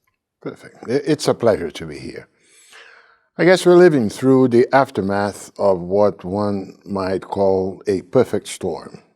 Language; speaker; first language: English; non-native, fluent; Portuguese